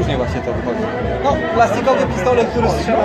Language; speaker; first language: Polish; native; Polish